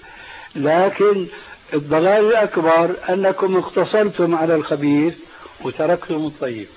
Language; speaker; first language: Arabic; early bilingual, other home language; Albanian